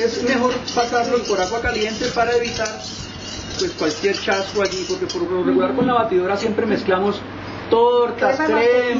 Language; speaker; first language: Spanish; native; Spanish